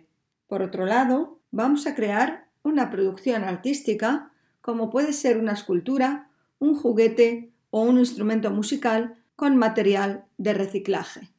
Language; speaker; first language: Spanish; native; Spanish